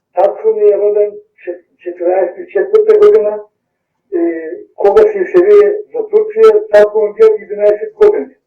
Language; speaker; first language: Macedonian; early bilingual, heritage; Macedonian